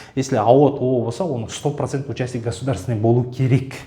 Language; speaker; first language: Russian; non-native, local second language; Kazakh